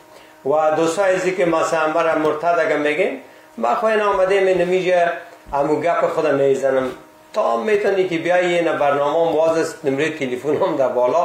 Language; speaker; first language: Persian; native; Persian